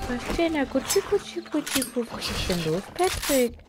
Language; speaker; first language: German; native; German